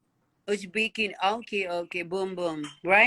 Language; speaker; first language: English; non-native, learner; Hindi